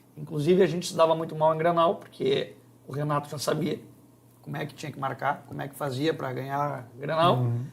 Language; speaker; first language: Portuguese; native; Portuguese